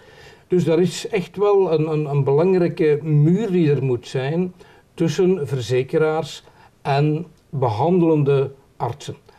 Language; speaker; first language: Dutch; native; Dutch